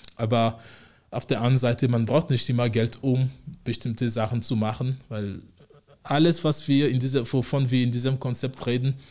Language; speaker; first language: German; non-native, fluent; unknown